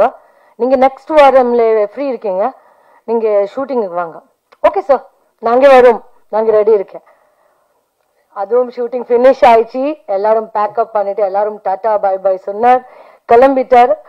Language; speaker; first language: Tamil; non-native, learner; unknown